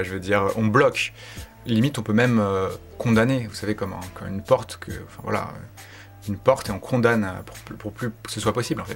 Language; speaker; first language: French; native; French